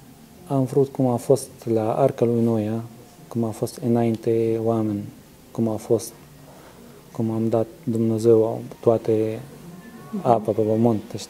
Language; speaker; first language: Romanian; non-native, learner; Arabic